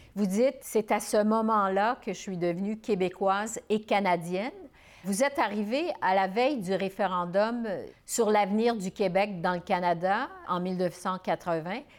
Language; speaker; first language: French; native; French